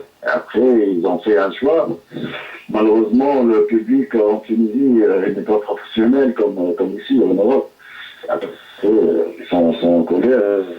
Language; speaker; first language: French; non-native, local second language; Arabic